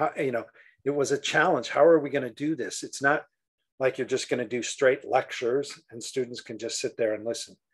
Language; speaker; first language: English; native; English